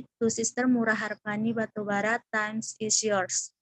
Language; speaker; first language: English; non-native, learner; Indonesian